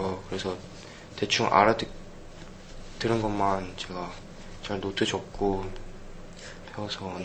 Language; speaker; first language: Korean; early bilingual, heritage; Korean